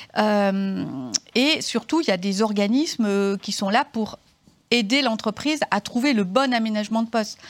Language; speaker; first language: French; native; French